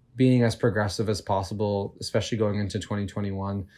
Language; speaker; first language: English; native; English